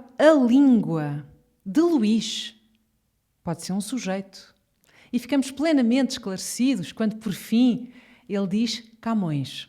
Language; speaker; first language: Portuguese; native; Portuguese